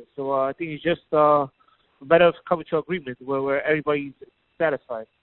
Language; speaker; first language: English; native; English